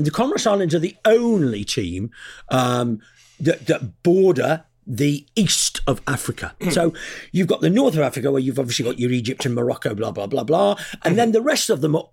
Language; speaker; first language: English; native; English